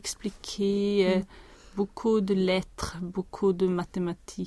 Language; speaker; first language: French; non-native, learner; Swedish